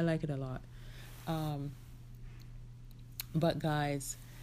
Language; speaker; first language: English; native; English